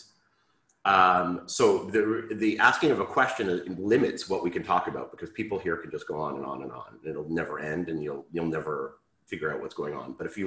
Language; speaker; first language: English; native; English